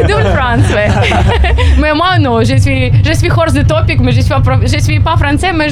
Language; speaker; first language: French; non-native, learner; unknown